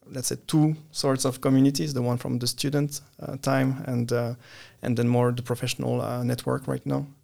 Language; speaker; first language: English; non-native, fluent; French